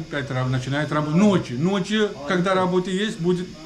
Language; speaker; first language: Russian; non-native, learner; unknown